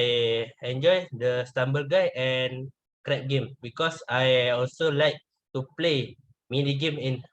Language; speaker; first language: English; non-native, learner; Malay